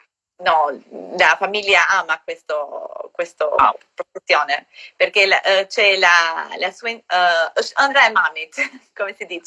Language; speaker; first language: Italian; non-native, learner; Albanian